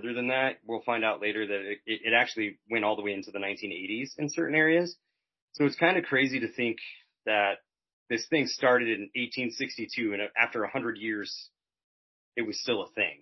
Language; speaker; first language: English; native; English